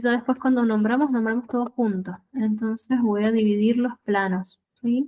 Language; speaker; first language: Spanish; native; Spanish